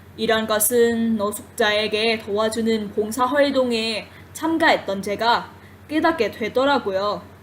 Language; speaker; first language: Korean; non-native, fluent; Vietnamese